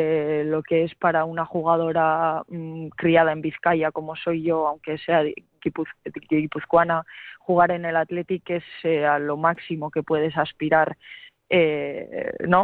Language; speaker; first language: Spanish; native; Spanish